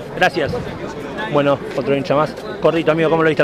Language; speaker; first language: Spanish; native; Spanish